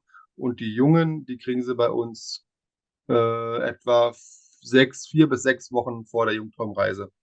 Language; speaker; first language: German; native; German